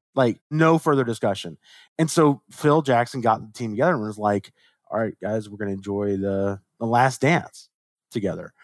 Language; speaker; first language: English; native; English